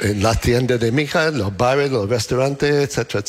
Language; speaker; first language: Spanish; non-native, learner; English